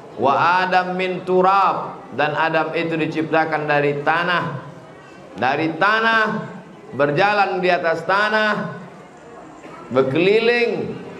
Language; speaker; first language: Indonesian; native; Indonesian